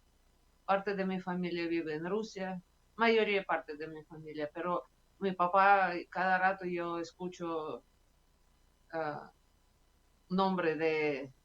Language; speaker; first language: Spanish; non-native, fluent; Russian